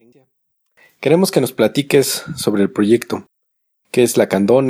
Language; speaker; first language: Spanish; native; Spanish